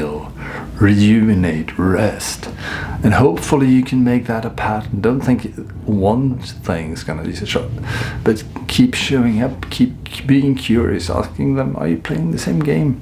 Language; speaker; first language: English; non-native, fluent; Swedish